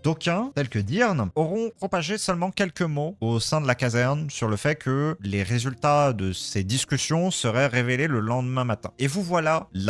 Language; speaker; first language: French; native; French